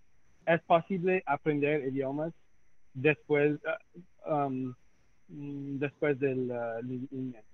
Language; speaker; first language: Spanish; non-native, fluent; English